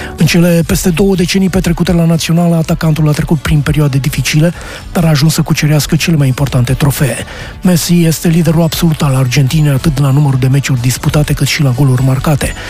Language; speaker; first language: Romanian; native; Romanian